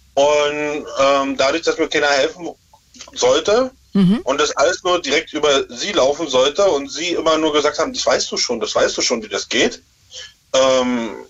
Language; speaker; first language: German; native; German